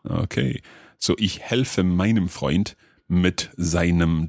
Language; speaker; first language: German; non-native, fluent; English